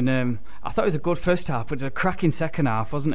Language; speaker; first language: English; native; English